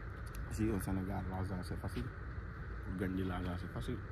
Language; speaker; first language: French; non-native, local second language; Wolof